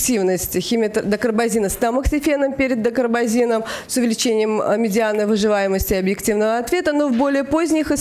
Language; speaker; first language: Russian; native; Russian